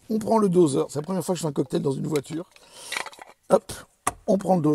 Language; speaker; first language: French; native; French